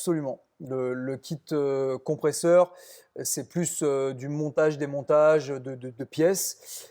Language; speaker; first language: French; native; French